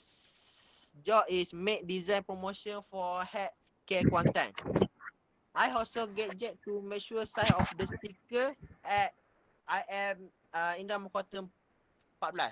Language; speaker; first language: English; non-native, local second language; Malay